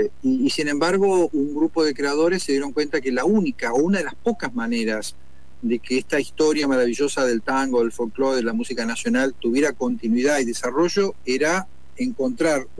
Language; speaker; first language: Spanish; native; Spanish